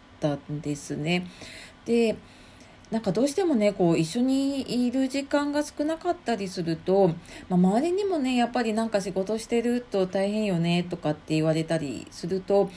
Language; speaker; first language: Japanese; native; Japanese